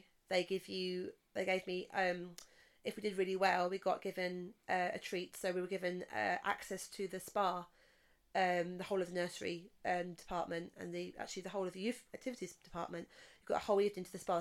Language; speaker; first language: English; native; English